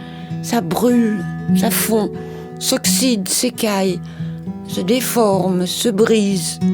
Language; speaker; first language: French; native; French